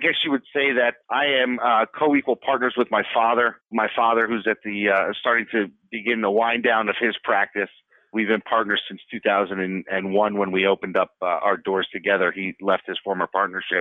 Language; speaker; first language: English; native; English